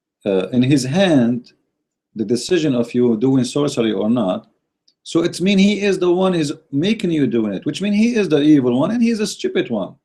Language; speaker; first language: English; non-native, fluent; Arabic